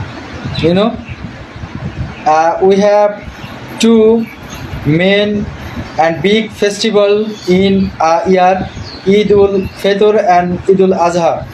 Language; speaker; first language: English; non-native, learner; Bangla